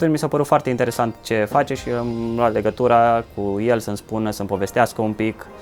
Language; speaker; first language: Romanian; early bilingual, heritage; Romanian